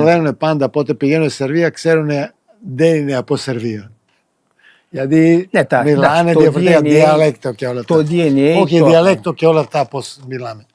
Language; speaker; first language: Greek; non-native, fluent; Serbian